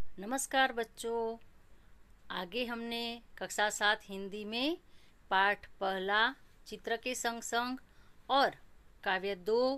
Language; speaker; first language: Hindi; non-native, local second language; Gujarati